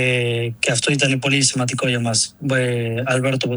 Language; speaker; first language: Greek; non-native, learner; Spanish